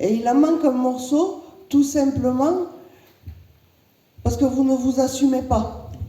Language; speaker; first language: French; native; French